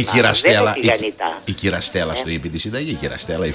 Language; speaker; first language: Greek; native; Greek